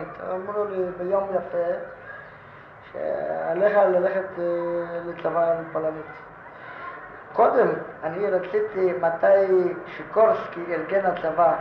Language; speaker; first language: Hebrew; non-native, fluent; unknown